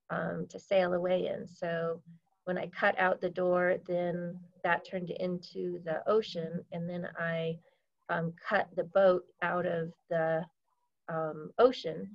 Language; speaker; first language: English; native; English